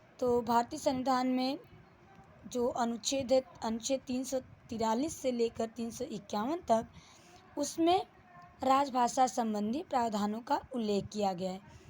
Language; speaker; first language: Hindi; native; Hindi